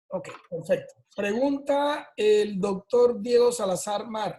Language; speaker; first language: Spanish; native; Spanish